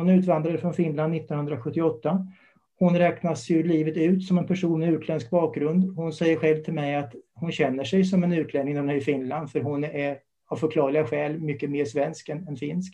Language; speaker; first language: Swedish; native; Swedish